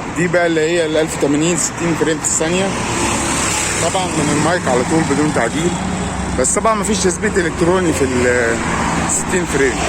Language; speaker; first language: Arabic; native; Arabic